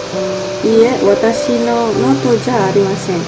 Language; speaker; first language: Japanese; non-native, learner; Malay